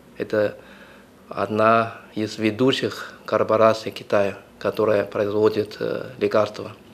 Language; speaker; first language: Russian; non-native, fluent; Chinese